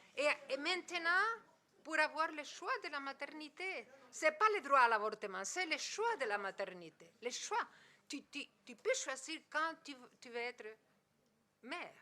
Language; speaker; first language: French; non-native, fluent; Spanish